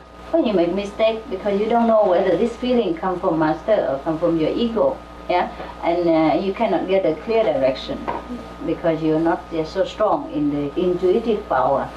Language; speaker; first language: English; non-native, fluent; Vietnamese